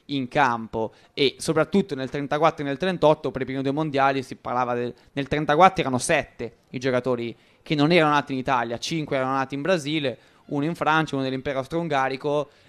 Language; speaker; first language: Italian; native; Italian